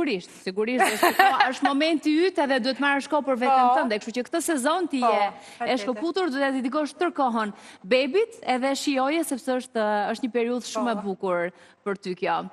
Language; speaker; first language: Albanian; native; Albanian